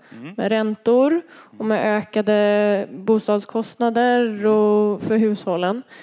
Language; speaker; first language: Swedish; native; Swedish